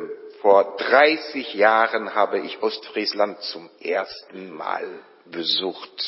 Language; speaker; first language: German; non-native, fluent; Polish